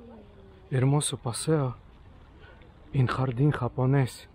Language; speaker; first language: Spanish; non-native, learner; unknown